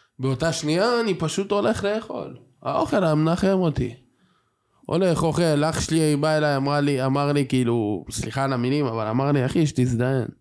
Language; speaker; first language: Hebrew; native; Hebrew